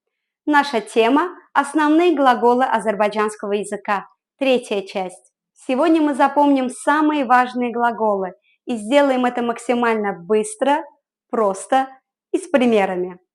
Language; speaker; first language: Russian; non-native, fluent; Azerbaijani